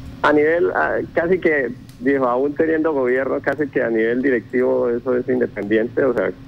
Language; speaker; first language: Spanish; native; Spanish